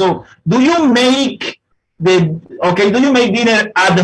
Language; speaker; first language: English; non-native, fluent; Spanish